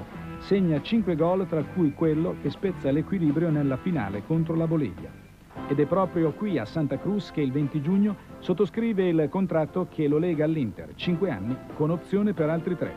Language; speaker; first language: Italian; native; Italian